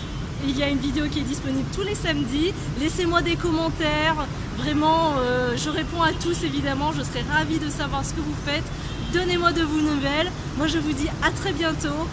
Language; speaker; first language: French; native; French